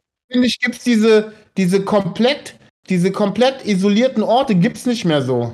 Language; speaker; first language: German; native; German